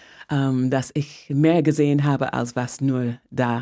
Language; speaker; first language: German; non-native, fluent; English